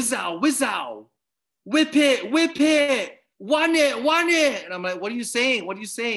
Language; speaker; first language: English; native; English